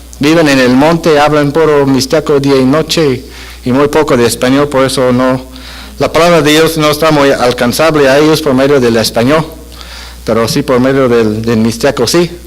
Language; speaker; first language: Spanish; non-native, fluent; English